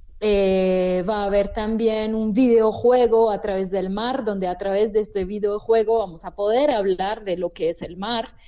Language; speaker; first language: Spanish; non-native, fluent; French